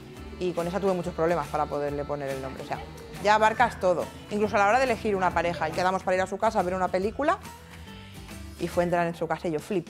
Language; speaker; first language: Spanish; native; Spanish